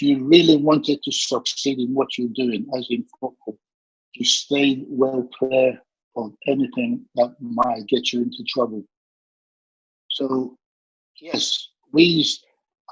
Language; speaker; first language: English; native; English